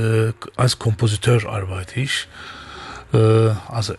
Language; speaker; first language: German; non-native, learner; Turkish